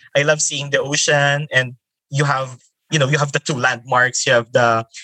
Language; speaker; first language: English; non-native, local second language; Filipino